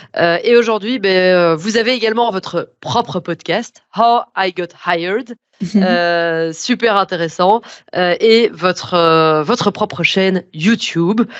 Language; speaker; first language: French; native; French